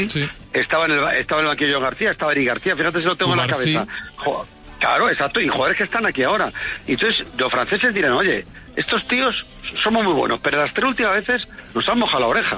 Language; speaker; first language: Spanish; native; Spanish